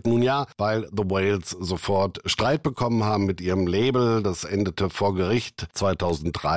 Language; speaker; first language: German; native; German